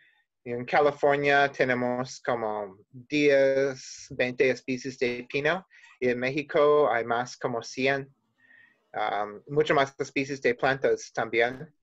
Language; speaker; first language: Spanish; non-native, learner; English